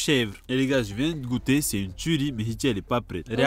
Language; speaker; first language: French; native; French